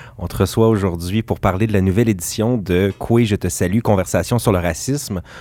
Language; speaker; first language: French; native; French